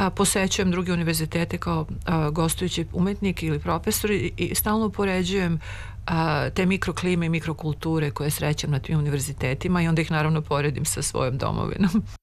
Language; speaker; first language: Serbian; native; Serbian